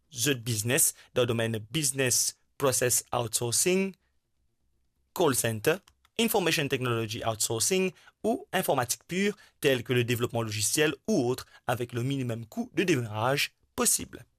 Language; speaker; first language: French; non-native, local second language; Morisyen